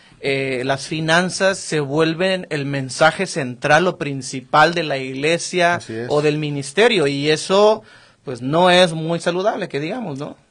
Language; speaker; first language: Spanish; native; Spanish